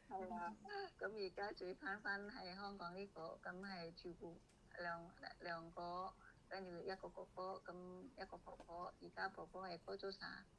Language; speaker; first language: Cantonese; non-native, fluent; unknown